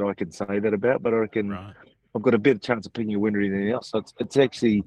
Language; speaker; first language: English; native; English